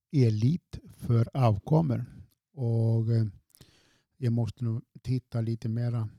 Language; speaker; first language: Swedish; non-native, fluent; Icelandic